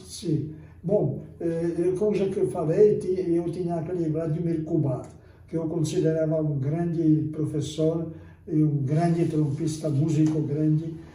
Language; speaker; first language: Portuguese; non-native, fluent; Czech